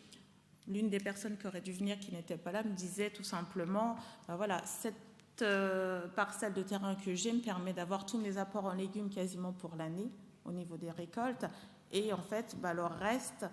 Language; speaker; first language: French; native; French